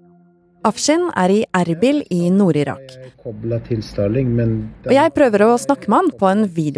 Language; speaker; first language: Norwegian; native; Norwegian